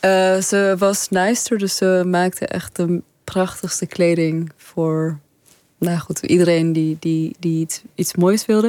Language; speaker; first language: Dutch; early bilingual, other home language; Persian